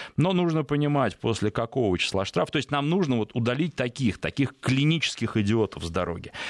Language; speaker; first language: Russian; native; Russian